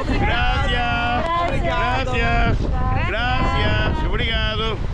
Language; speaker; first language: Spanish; non-native, learner; Portuguese